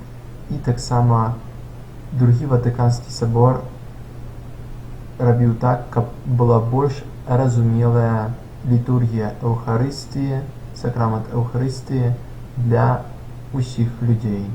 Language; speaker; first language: Belarusian; non-native, local second language; Russian